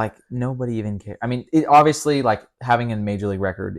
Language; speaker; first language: English; native; English